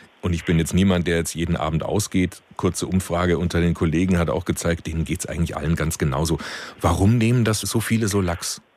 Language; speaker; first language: German; native; German